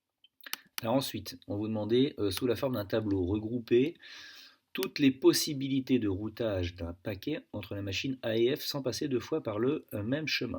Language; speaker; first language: French; native; French